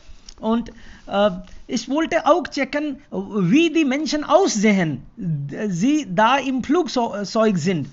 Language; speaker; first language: German; non-native, fluent; Hindi